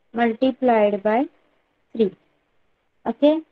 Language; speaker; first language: Hindi; non-native, local second language; Marathi